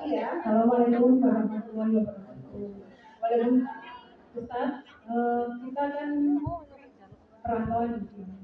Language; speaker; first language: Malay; non-native, local second language; Javanese